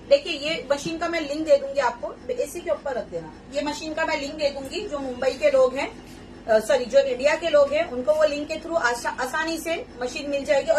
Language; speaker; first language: Hindi; native; Hindi